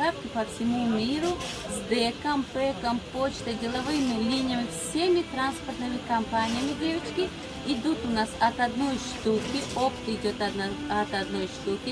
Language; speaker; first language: Russian; non-native, local second language; Tajik